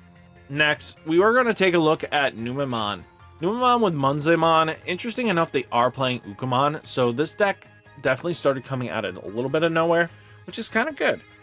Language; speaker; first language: English; native; English